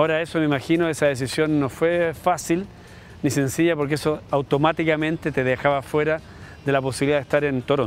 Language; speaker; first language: Spanish; native; Spanish